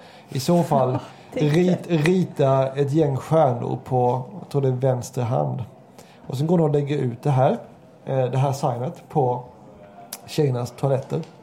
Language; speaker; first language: Swedish; native; Swedish